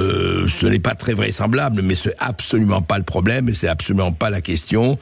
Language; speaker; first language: French; native; French